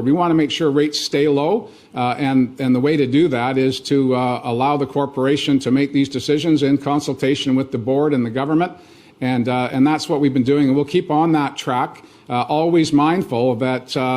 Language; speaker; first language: English; native; English